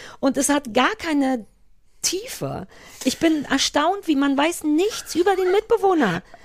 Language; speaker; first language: German; native; German